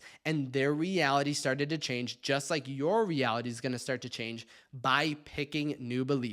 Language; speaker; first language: English; native; English